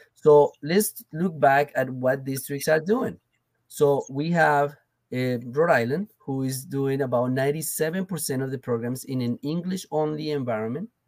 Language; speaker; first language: English; non-native, fluent; Spanish